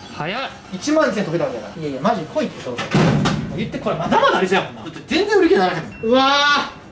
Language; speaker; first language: Japanese; native; Japanese